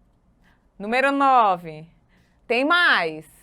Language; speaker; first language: Portuguese; native; Portuguese